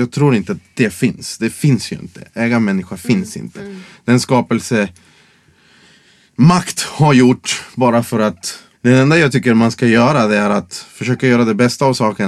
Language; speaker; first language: Swedish; non-native, fluent; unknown